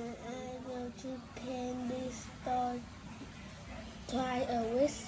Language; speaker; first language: English; non-native, learner; Vietnamese